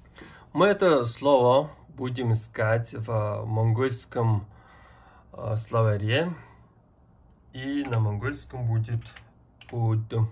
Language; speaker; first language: Russian; non-native, learner; Mongolian